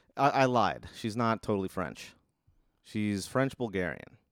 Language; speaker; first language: English; native; English